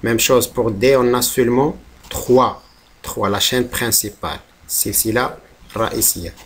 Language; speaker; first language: French; non-native, local second language; Arabic